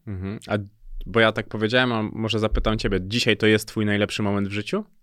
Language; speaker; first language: Polish; native; Polish